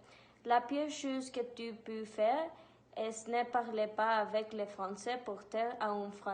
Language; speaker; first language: French; non-native, learner; English